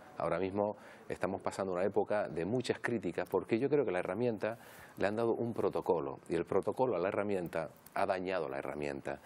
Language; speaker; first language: Spanish; native; Spanish